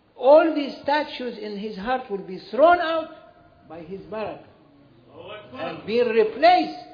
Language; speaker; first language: English; non-native, fluent; Arabic